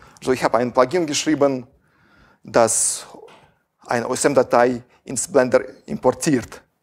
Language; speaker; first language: German; non-native, fluent; Russian